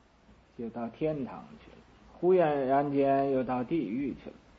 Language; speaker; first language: Chinese; native; Chinese